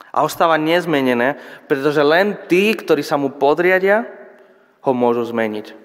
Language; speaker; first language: Slovak; non-native, fluent; Spanish